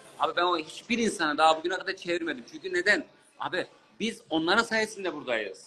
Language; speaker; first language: Turkish; native; Turkish